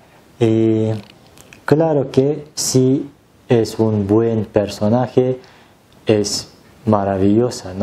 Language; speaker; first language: Spanish; non-native, learner; Turkish